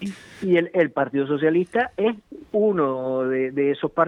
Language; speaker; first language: Spanish; native; Spanish